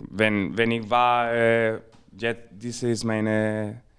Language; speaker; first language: German; non-native, learner; Spanish